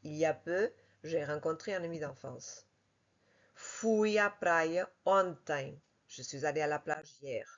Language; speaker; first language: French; non-native, fluent; Portuguese